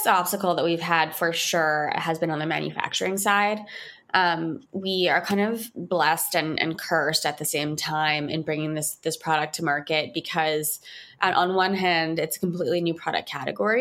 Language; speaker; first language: English; native; English